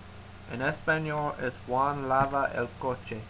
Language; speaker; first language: Spanish; non-native, learner; English